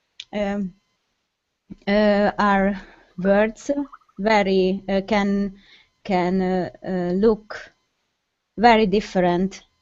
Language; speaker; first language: English; non-native, learner; Hungarian